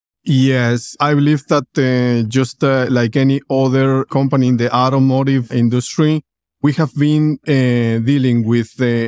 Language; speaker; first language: English; non-native, fluent; Spanish